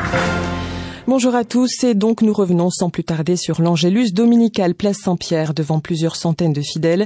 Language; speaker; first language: French; native; French